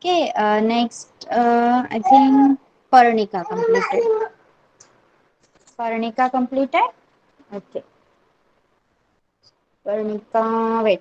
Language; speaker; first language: English; non-native, local second language; Marathi